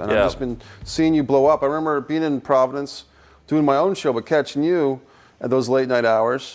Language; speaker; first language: English; native; English